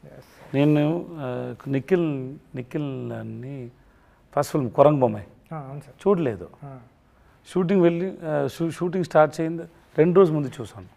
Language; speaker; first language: Telugu; non-native, learner; Tamil